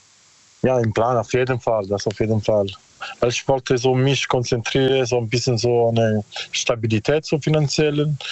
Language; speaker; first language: German; non-native, learner; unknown